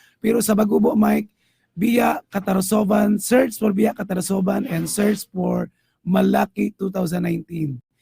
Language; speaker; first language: Cebuano; native; Cebuano